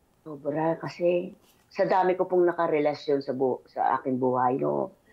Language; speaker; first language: Filipino; native; Filipino